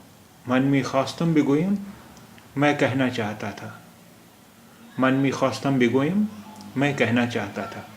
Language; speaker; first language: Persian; non-native, fluent; Urdu